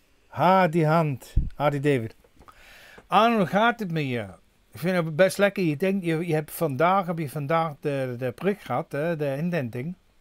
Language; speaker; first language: Dutch; non-native, fluent; English